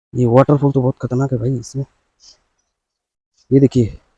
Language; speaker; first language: Hindi; non-native, local second language; Bangla